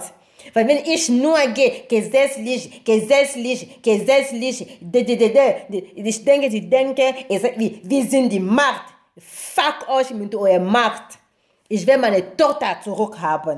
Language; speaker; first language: German; non-native, learner; Lingala